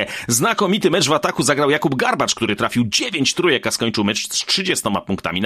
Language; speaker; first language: Polish; native; Polish